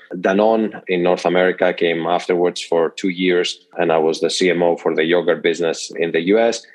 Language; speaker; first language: English; non-native, fluent; Greek